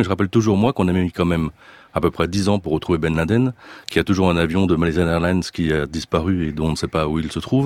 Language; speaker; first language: French; native; French